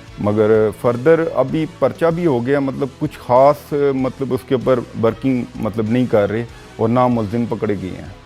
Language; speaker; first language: Urdu; non-native, local second language; Punjabi